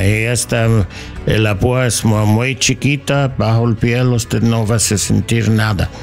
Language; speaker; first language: Spanish; non-native, learner; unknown